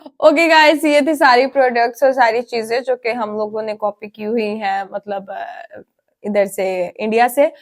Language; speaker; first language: Urdu; non-native, local second language; Punjabi